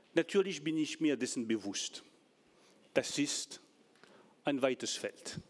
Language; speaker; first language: German; non-native, fluent; French